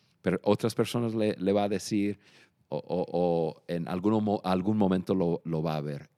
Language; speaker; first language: Spanish; non-native, fluent; English